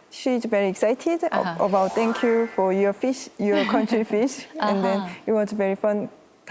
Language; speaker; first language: English; non-native, learner; Korean